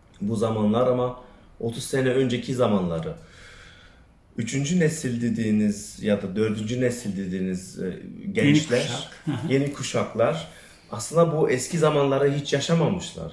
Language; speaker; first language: Turkish; early bilingual, other home language; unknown